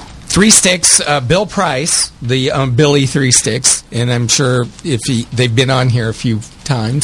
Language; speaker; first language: English; native; English